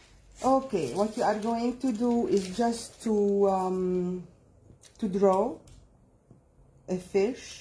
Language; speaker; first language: English; non-native, fluent; Arabic